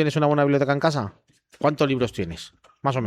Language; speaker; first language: Spanish; native; Spanish